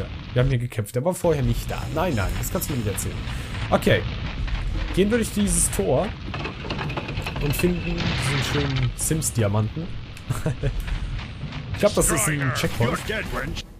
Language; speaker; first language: German; native; German